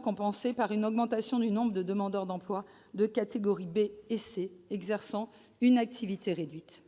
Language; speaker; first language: French; native; French